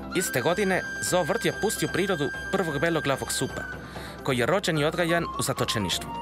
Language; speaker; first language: Serbian; non-native, fluent; Spanish